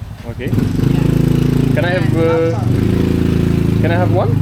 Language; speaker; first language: English; non-native, learner; French